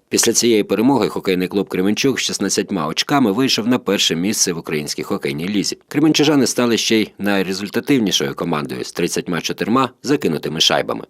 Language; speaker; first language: Ukrainian; native; Ukrainian